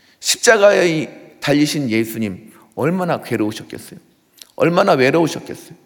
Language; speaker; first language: Korean; native; Korean